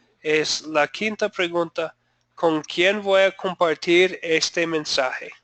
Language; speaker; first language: Spanish; non-native, fluent; English